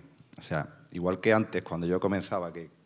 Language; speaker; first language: Spanish; native; Spanish